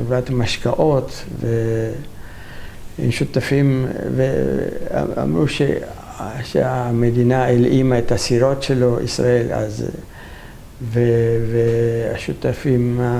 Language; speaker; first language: Hebrew; non-native, fluent; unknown